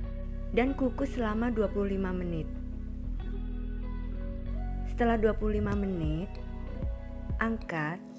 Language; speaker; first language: Indonesian; native; Indonesian